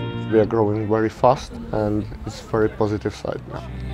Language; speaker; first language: English; non-native, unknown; Ukrainian